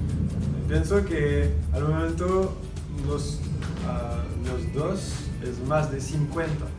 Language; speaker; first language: Spanish; non-native, learner; French